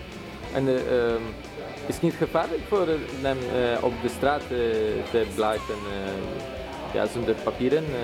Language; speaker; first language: Dutch; non-native, learner; Polish